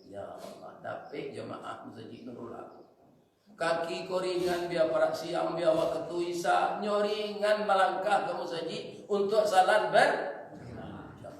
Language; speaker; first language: Malay; non-native, local second language; Minangkabau